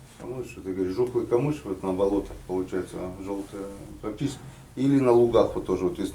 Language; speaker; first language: Russian; native; Russian